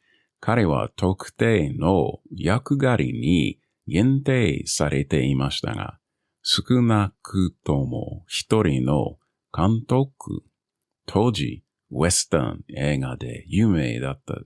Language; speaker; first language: Japanese; non-native, learner; English